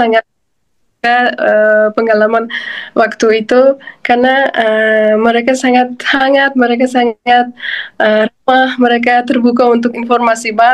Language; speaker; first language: Indonesian; non-native, fluent; Uzbek